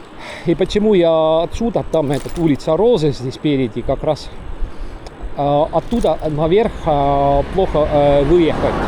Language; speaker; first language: Russian; non-native, local second language; Estonian